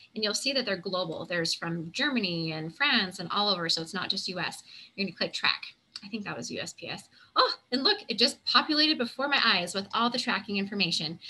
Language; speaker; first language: English; native; English